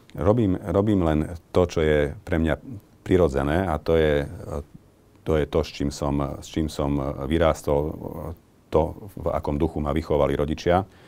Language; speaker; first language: Slovak; non-native, local second language; Hungarian